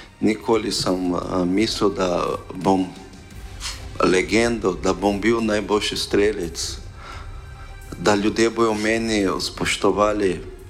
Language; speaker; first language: Slovenian; non-native, learner; Portuguese